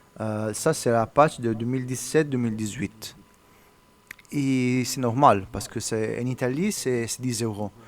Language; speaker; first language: French; non-native, learner; Italian